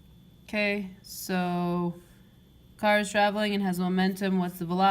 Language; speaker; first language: English; native; English